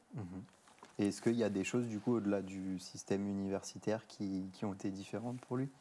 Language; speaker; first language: French; native; French